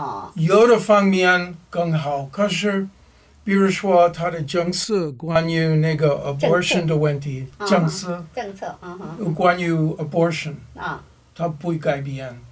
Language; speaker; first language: Chinese; non-native, learner; English